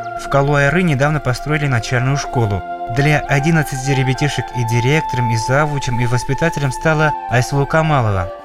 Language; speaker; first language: Russian; non-native, local second language; Bashkir